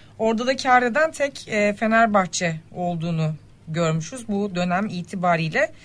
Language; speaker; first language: Turkish; native; Turkish